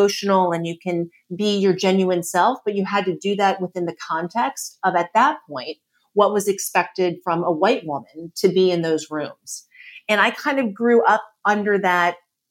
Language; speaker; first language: English; native; English